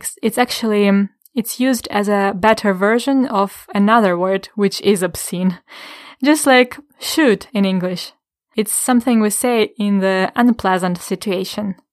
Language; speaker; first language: English; non-native, fluent; Ukrainian